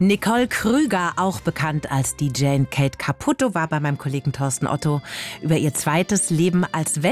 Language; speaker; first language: German; native; German